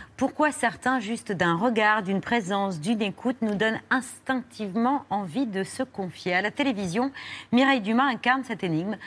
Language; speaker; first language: French; native; French